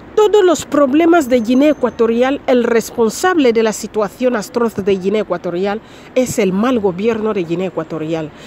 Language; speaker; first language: Spanish; non-native, local second language; Fang